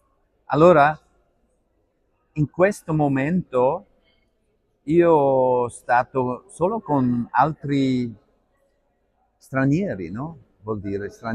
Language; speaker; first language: Italian; non-native, learner; Arabic